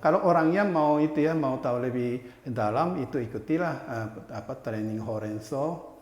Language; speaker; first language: Indonesian; non-native, fluent; Japanese